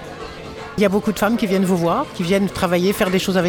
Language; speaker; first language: French; native; French